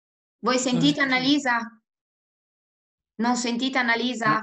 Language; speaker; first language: Italian; native; Italian